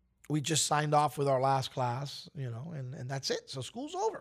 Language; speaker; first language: English; early bilingual, other home language; Spanish